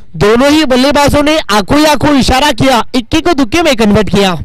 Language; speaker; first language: Hindi; non-native, local second language; Marathi